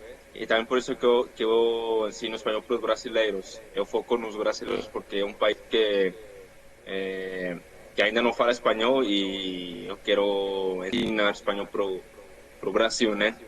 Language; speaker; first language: Portuguese; non-native, fluent; Spanish